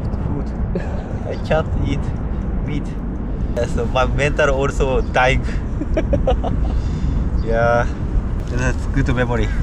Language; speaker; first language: English; non-native, learner; Japanese